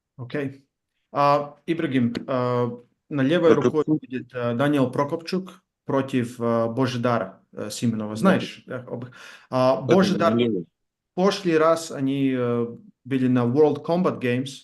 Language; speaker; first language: Russian; non-native, learner; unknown